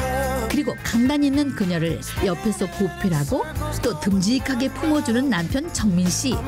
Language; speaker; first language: Korean; native; Korean